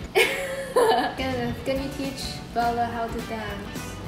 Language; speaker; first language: English; non-native, local second language; Filipino